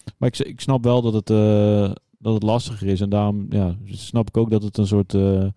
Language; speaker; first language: Dutch; native; Dutch